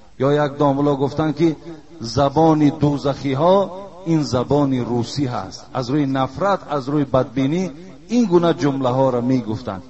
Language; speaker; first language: Persian; native; Persian